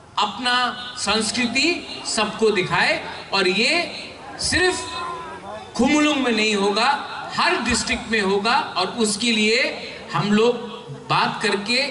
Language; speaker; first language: Hindi; non-native, local second language; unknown